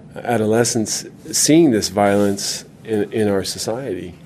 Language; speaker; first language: English; native; English